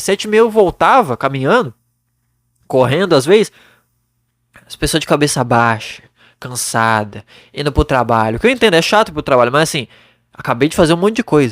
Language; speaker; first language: Portuguese; native; Portuguese